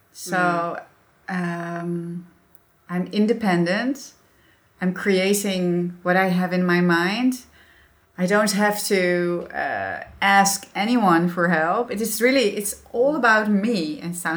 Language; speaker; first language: English; non-native, fluent; Dutch